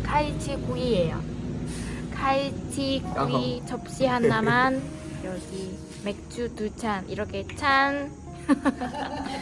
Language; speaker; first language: Korean; non-native, local second language; Vietnamese